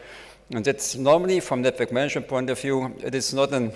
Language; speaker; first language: English; non-native, fluent; German